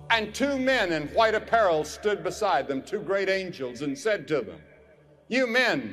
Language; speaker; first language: English; native; English